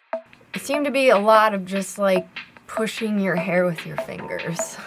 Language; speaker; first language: English; native; English